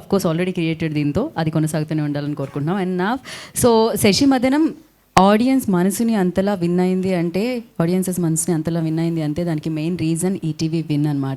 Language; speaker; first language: Telugu; native; Telugu